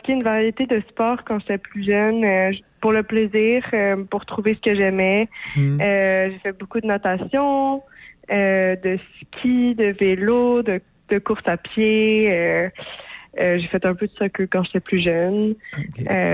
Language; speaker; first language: French; native; French